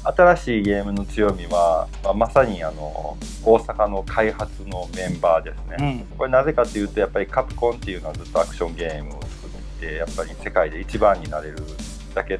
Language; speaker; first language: Japanese; native; Japanese